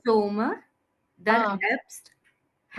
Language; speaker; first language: German; non-native, learner; Tamil